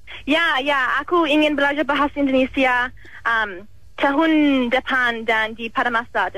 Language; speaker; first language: Indonesian; non-native, learner; English